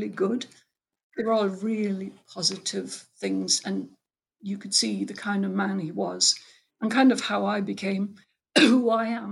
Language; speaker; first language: English; native; English